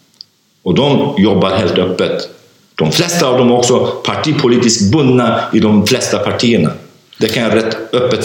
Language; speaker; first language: Swedish; non-native, fluent; Kurdish